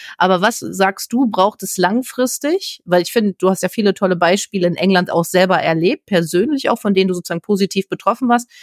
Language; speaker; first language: German; native; German